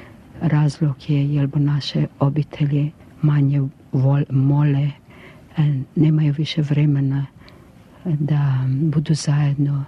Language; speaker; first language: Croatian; non-native, local second language; Albanian